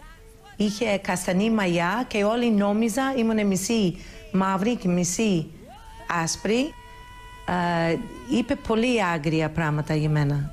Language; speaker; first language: Greek; early bilingual, heritage; English